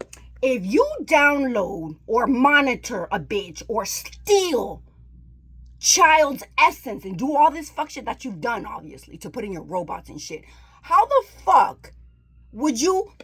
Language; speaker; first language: English; native; English